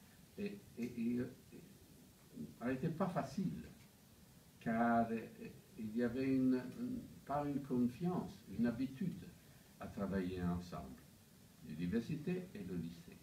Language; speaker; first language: French; non-native, fluent; Italian